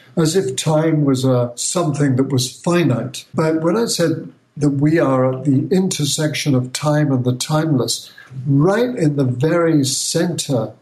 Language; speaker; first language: English; native; English